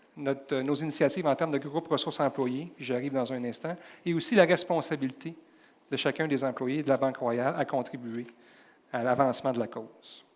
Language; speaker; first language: French; native; French